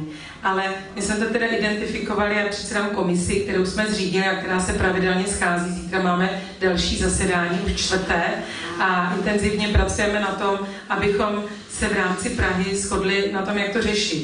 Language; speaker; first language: Czech; native; Czech